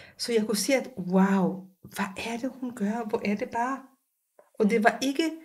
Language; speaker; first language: Danish; non-native, fluent; Hebrew